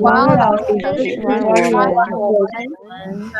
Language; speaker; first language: Chinese; non-native, learner; Indonesian